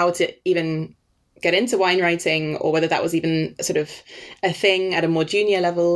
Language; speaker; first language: English; non-native, fluent; Danish